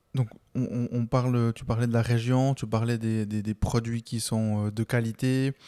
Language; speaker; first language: French; early bilingual, other home language; Spanish